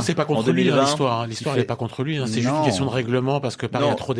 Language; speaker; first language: French; native; French